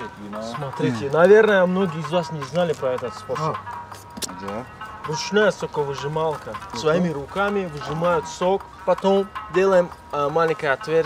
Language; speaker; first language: Russian; non-native, local second language; Tajik